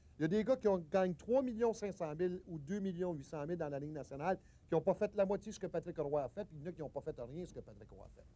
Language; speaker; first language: French; native; French